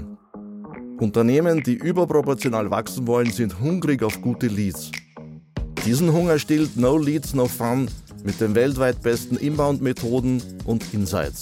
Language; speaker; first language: German; native; German